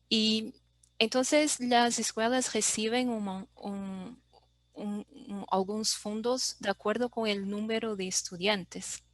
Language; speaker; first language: Spanish; non-native, fluent; Portuguese